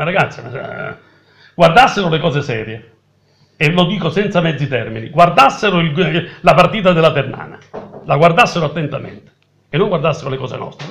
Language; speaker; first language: Italian; native; Italian